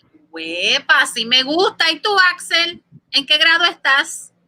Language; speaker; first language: Spanish; early bilingual, heritage; Spanish